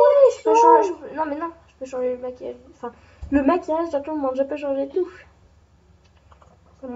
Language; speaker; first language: French; native; French